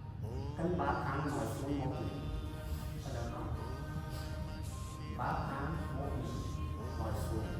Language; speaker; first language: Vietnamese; non-native, learner; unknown